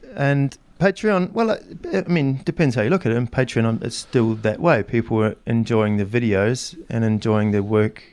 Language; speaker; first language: English; native; English